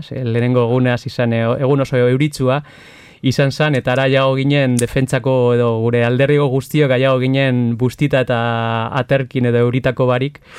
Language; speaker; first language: Basque; non-native, local second language; Spanish